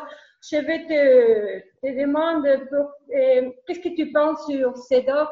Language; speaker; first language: French; non-native, learner; Spanish